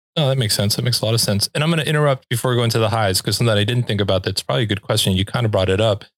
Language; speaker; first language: English; native; English